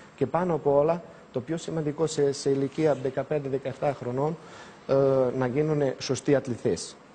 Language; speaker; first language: Greek; non-native, fluent; Serbian